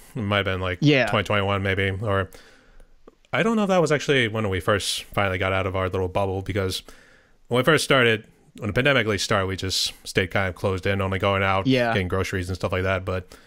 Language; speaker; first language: English; native; English